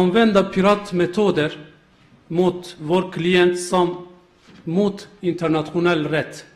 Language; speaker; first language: Swedish; non-native, learner; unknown